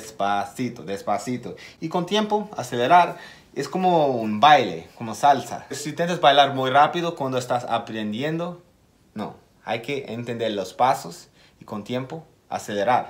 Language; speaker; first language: Spanish; non-native, fluent; English